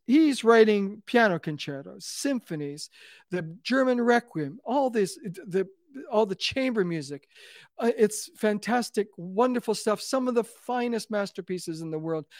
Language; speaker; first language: English; native; English